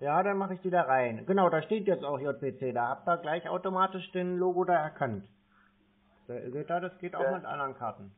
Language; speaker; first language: German; native; German